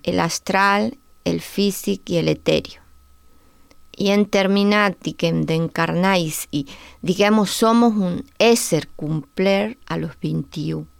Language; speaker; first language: Catalan; non-native, fluent; Spanish